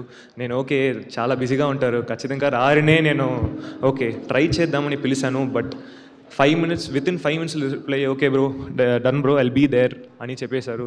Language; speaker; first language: Telugu; non-native, learner; Tamil